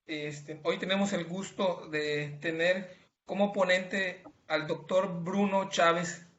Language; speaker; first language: Spanish; native; Spanish